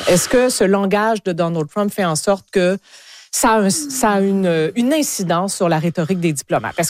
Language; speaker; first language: French; native; French